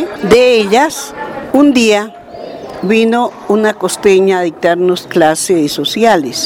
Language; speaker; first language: Spanish; native; Spanish